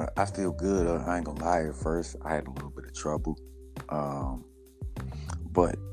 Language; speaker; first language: English; native; English